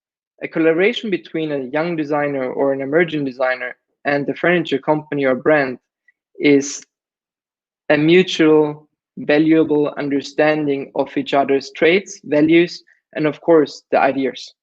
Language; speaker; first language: English; non-native, fluent; German